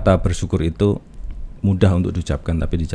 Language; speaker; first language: Indonesian; native; Indonesian